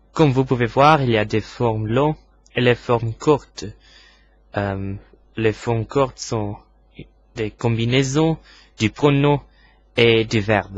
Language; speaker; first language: French; non-native, fluent; English